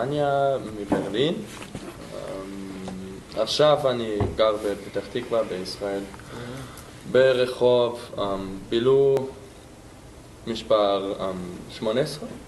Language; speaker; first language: Hebrew; non-native, learner; German